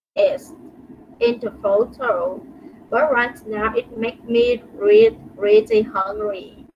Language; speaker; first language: English; non-native, fluent; Vietnamese